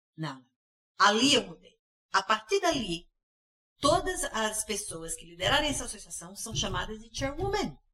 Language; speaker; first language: Portuguese; early bilingual, heritage; Portuguese